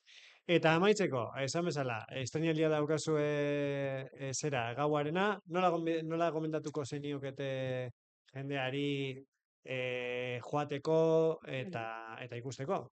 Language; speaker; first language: Basque; native; Basque